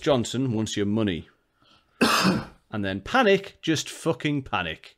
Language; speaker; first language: English; native; English